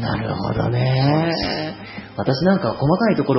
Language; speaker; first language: Japanese; native; Japanese